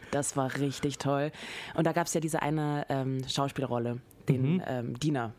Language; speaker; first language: German; non-native, fluent; French